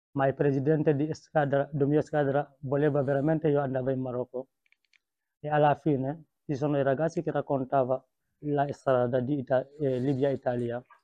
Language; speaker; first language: Italian; non-native, learner; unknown